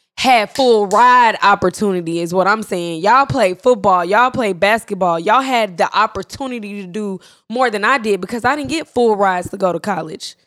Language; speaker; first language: English; native; English